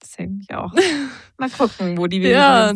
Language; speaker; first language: German; native; German